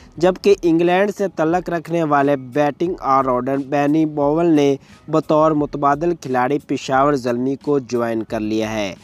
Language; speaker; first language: Urdu; native; Urdu